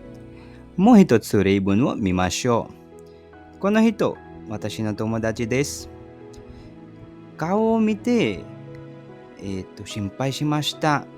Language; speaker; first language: Japanese; non-native, fluent; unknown